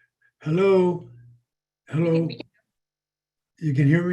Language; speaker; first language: English; native; English